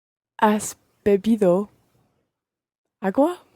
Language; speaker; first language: Spanish; non-native, learner; English